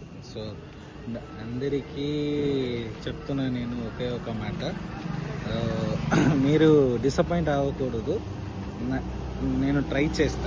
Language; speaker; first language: Telugu; non-native, learner; Tamil